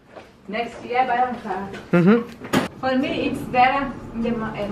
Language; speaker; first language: English; non-native, learner; Portuguese